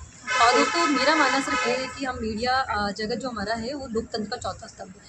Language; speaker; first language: Hindi; native; Hindi